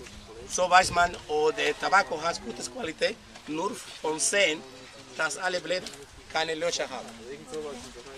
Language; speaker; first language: German; non-native, learner; Spanish